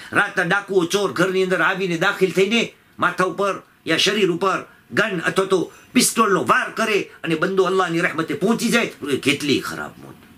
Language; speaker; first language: Gujarati; early bilingual, heritage; Gujarati